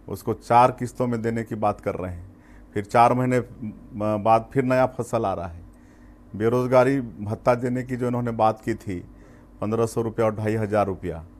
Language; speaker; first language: Hindi; native; Hindi